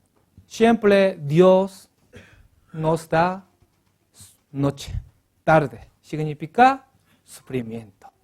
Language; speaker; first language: Spanish; non-native, learner; Korean